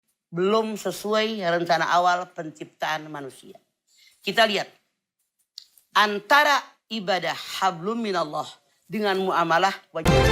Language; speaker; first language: Indonesian; native; Indonesian